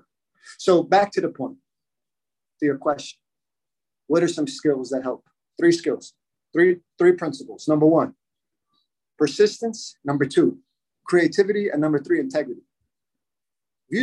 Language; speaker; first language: English; native; English